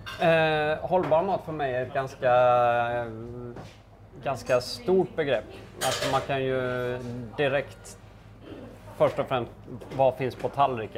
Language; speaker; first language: Swedish; native; Swedish